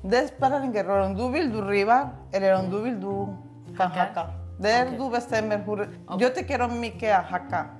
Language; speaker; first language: Swedish; non-native, learner; Spanish